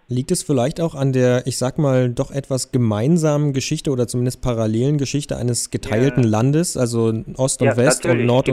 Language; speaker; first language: German; native; German